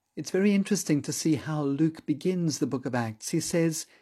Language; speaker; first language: English; native; English